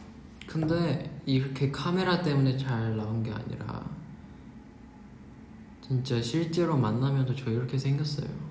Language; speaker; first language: Korean; non-native, fluent; Chinese